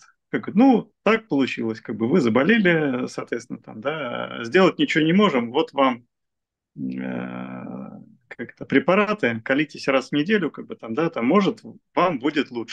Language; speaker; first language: Russian; native; Russian